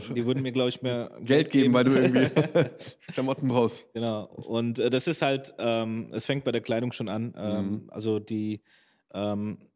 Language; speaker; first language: German; native; German